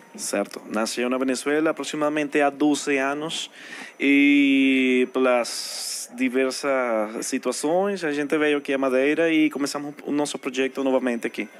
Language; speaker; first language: Portuguese; non-native, fluent; Spanish